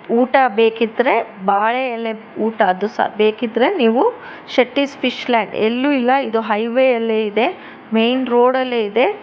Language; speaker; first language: Kannada; non-native, local second language; Tulu